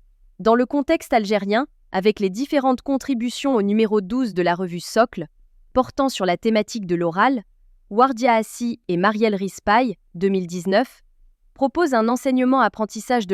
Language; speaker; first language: French; non-native, local second language; Arabic